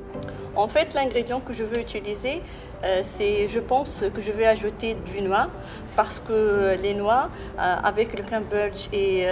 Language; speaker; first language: French; non-native, fluent; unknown